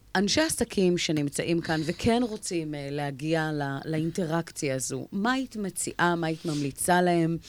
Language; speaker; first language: Hebrew; native; Hebrew